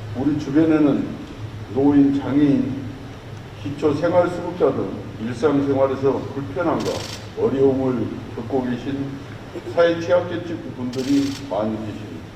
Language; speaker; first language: Korean; native; Korean